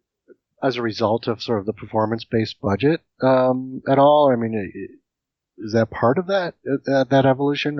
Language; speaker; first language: English; native; English